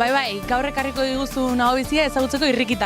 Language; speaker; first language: Basque; native; Basque